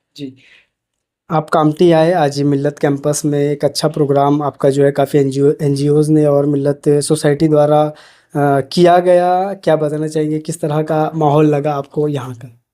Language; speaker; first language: Hindi; native; Hindi